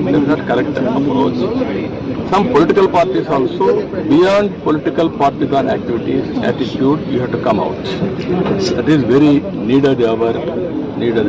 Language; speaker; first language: English; non-native, local second language; Telugu